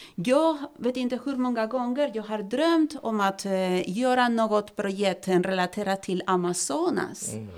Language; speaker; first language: Swedish; non-native, fluent; Spanish